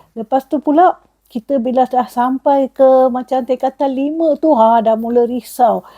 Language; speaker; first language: Malay; non-native, local second language; Tamil